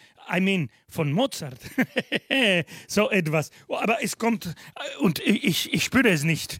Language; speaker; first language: German; non-native, fluent; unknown